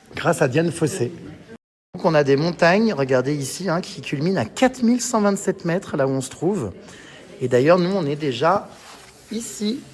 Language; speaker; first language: French; native; French